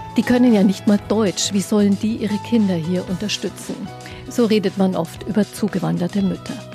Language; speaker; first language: German; native; German